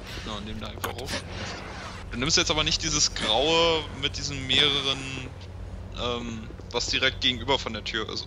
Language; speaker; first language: German; native; German